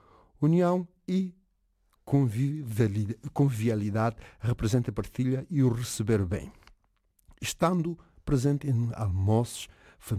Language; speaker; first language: Portuguese; non-native, local second language; Kabuverdianu